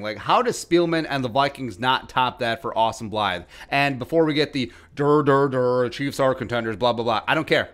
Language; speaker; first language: English; native; English